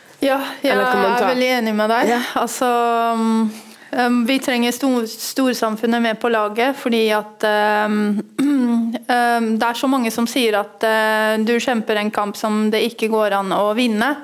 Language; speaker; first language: Norwegian; early bilingual, other home language; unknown